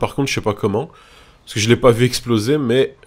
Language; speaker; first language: French; native; French